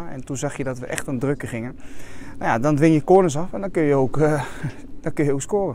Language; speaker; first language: Dutch; native; Dutch